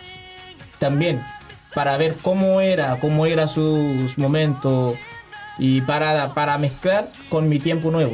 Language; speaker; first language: Spanish; non-native, learner; Haitian Creole